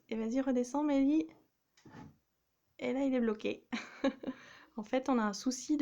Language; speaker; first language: French; native; French